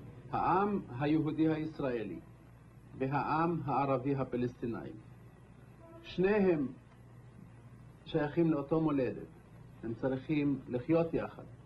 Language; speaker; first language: Hebrew; non-native, local second language; Arabic